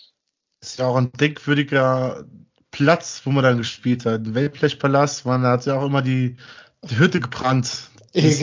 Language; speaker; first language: German; native; German